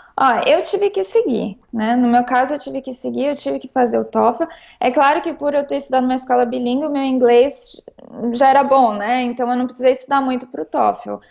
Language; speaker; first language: Portuguese; native; Portuguese